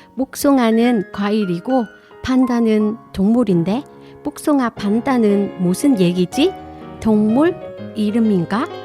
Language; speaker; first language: Korean; non-native, fluent; Vietnamese